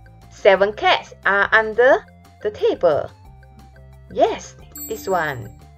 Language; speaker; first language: English; non-native, local second language; Chinese